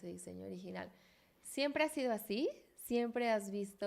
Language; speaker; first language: Spanish; native; Spanish